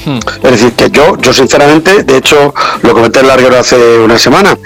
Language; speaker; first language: Spanish; native; Spanish